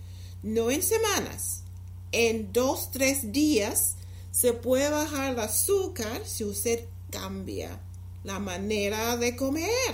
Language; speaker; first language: Spanish; non-native, fluent; English